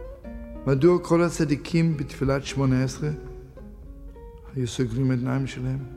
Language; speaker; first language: Hebrew; non-native, fluent; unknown